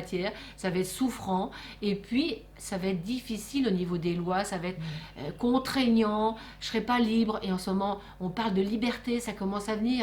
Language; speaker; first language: French; native; French